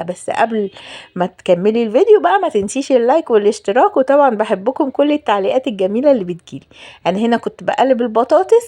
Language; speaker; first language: Arabic; native; Arabic